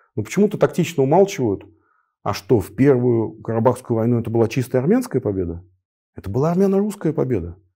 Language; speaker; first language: Russian; native; Russian